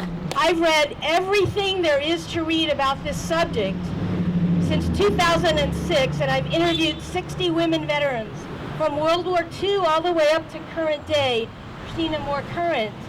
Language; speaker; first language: English; native; English